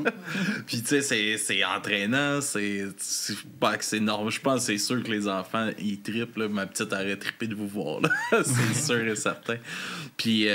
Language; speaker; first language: French; native; French